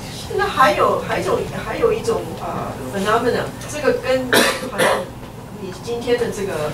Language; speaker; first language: Chinese; native; Chinese